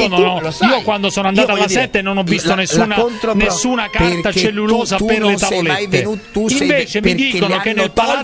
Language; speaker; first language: Italian; native; Italian